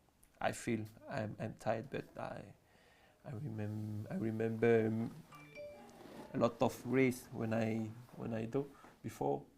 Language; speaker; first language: English; non-native, learner; French